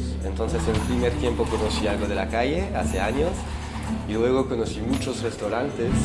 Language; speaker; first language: Spanish; non-native, fluent; French